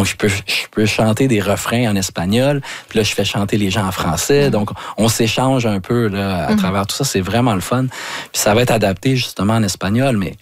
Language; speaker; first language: French; native; French